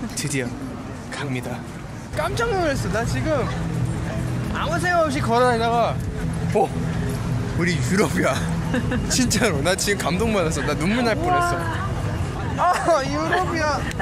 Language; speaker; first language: Korean; early bilingual, heritage; Korean